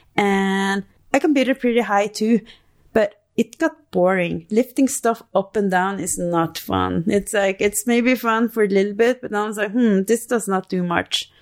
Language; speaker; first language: English; non-native, fluent; Norwegian